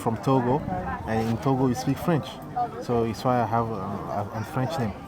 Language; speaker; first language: English; non-native, fluent; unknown